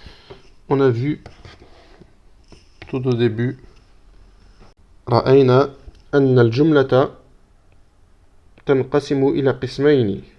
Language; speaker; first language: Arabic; non-native, fluent; French